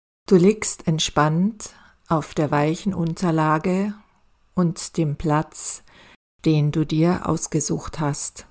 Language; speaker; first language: German; native; German